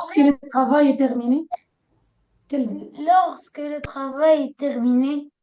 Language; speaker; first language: French; non-native, learner; Arabic